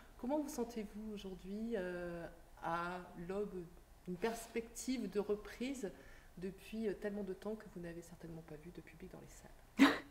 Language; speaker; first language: French; native; French